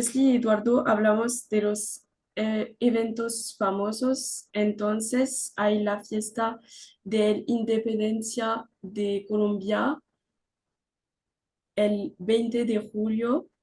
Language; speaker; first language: Spanish; non-native, learner; French